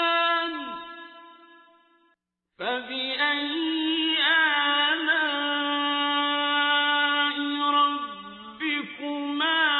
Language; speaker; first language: Arabic; native; Arabic